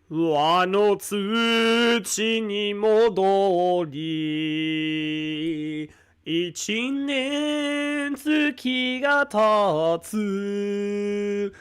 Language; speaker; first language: Japanese; native; Japanese